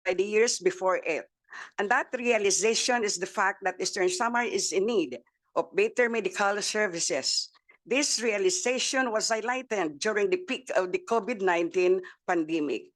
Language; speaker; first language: English; non-native, local second language; Waray